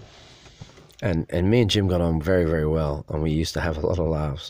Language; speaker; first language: English; native; English